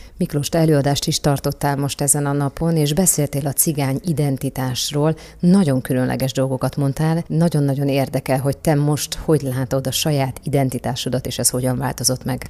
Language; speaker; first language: Hungarian; native; Hungarian